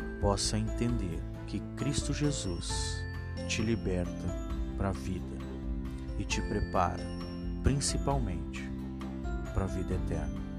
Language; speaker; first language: Portuguese; native; Portuguese